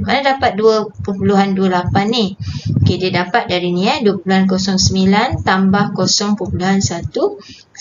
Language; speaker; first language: Malay; native; Malay